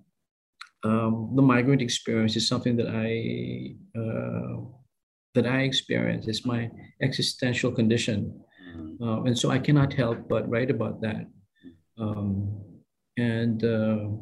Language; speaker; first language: English; non-native, local second language; Filipino